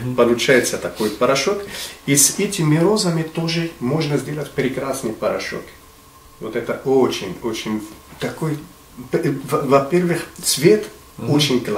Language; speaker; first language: Russian; non-native, fluent; Arabic